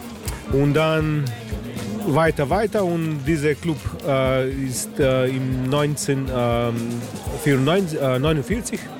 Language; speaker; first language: German; non-native, learner; Slovenian